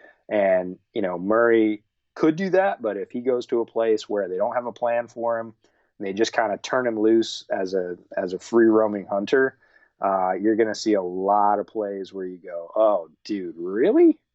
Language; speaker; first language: English; native; English